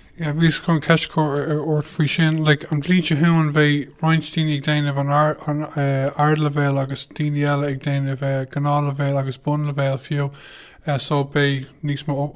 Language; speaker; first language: Irish; non-native, local second language; English